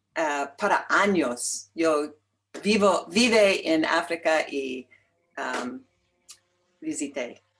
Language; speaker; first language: Spanish; non-native, learner; English